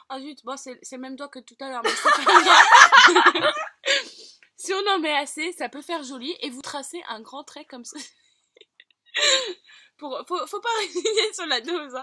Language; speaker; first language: French; native; French